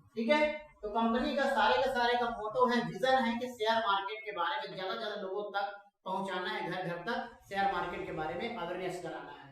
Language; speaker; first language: Hindi; non-native, local second language; Marathi